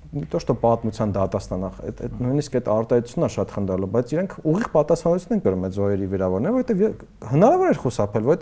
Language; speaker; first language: Armenian; native; Armenian